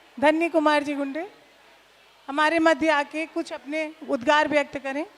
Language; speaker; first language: Hindi; native; Hindi